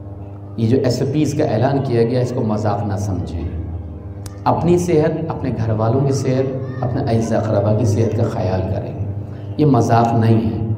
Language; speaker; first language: Urdu; native; Urdu